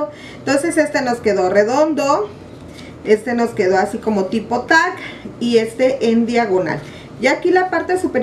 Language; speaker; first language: Spanish; native; Spanish